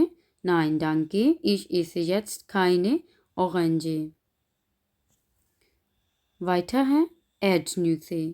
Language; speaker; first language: German; non-native, fluent; Urdu